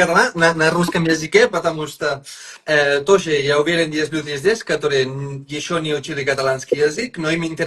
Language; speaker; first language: Russian; non-native, fluent; Catalan